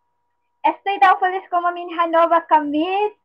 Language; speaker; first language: Spanish; non-native, learner; Filipino